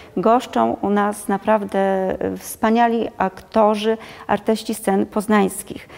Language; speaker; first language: Polish; native; Polish